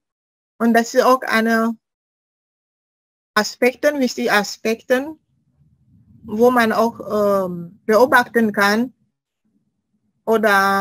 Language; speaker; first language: German; non-native, fluent; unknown